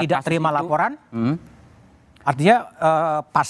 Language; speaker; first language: Indonesian; native; Indonesian